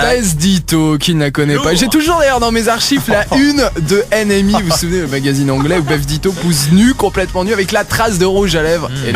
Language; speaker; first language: French; native; French